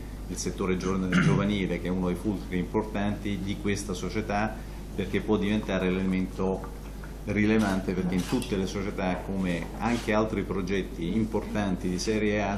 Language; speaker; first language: Italian; native; Italian